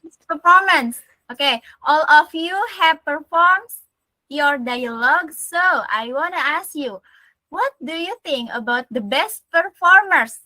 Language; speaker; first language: English; non-native, learner; Indonesian